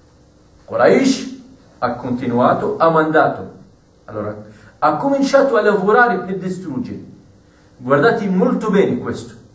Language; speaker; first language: Italian; non-native, fluent; Arabic